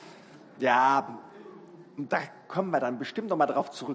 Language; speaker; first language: German; native; German